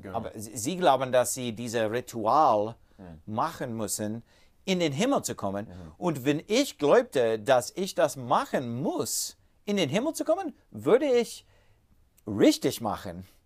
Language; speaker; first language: German; non-native, fluent; English